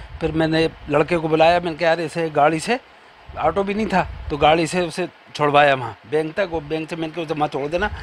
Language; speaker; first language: Hindi; native; Hindi